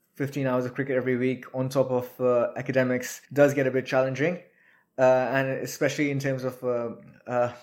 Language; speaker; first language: English; non-native, local second language; Urdu